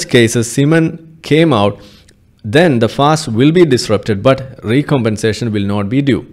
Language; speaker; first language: English; non-native, local second language; Malayalam